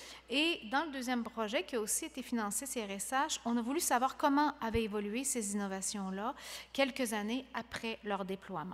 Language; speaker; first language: French; native; French